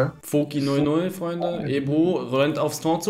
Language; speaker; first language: German; native; German